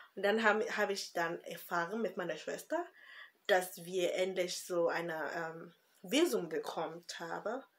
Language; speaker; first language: German; non-native, learner; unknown